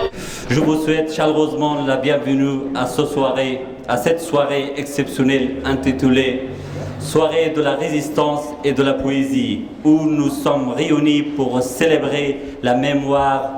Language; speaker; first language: French; non-native, fluent; Persian